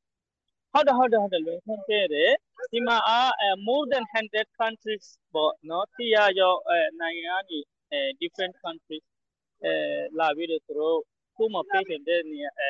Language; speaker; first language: Burmese; non-native, local second language; Rohingya